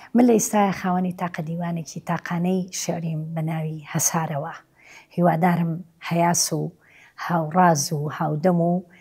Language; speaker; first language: Central Kurdish; native; Central Kurdish